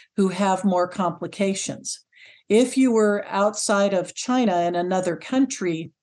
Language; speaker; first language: English; native; English